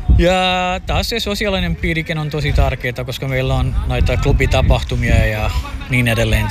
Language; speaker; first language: Finnish; non-native, fluent; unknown